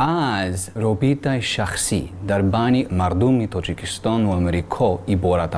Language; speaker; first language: Tajik; non-native, learner; English